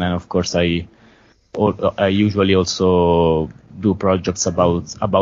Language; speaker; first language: English; non-native, fluent; Italian